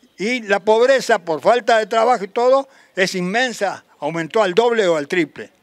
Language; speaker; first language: Spanish; native; Spanish